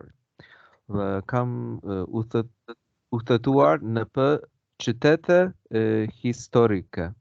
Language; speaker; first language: Albanian; non-native, learner; Chinese